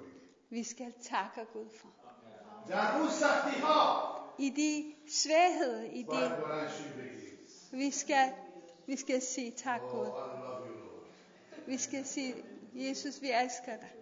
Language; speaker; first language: Danish; non-native, learner; Persian